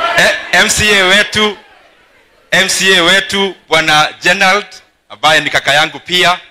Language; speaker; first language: Swahili; non-native, local second language; Kikuyu